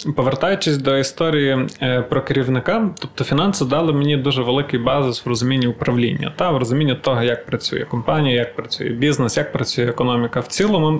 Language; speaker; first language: Ukrainian; native; Ukrainian